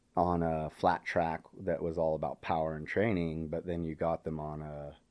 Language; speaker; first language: English; native; English